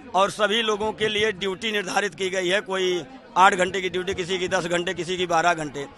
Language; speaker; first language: Hindi; native; Hindi